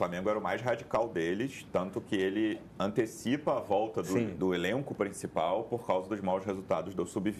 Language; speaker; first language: Portuguese; native; Portuguese